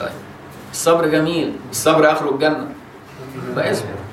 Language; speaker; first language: Arabic; native; Arabic